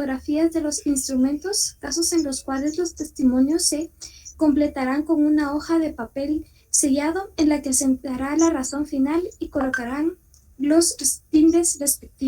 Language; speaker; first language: Spanish; native; Spanish